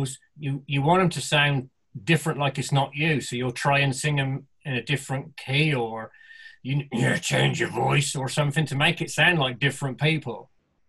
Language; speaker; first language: English; native; English